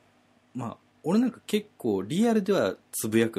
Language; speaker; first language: Japanese; native; Japanese